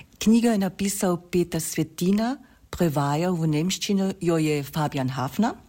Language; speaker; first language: Slovenian; non-native, local second language; German